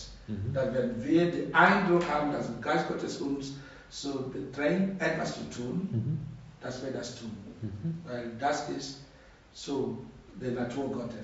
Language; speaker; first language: German; non-native, learner; Russian